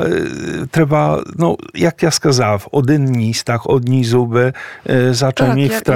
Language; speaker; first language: Ukrainian; non-native, fluent; Polish